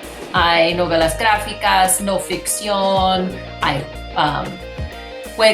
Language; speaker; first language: Spanish; non-native, fluent; English